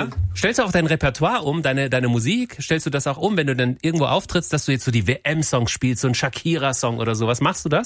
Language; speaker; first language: German; native; German